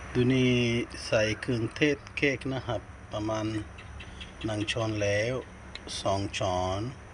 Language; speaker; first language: Thai; non-native, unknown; Urdu